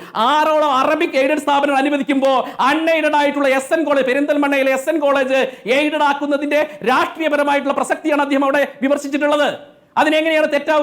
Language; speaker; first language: Malayalam; native; Malayalam